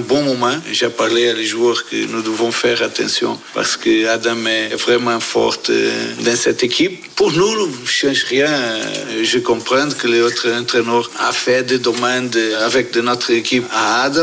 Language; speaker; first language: French; non-native, learner; Portuguese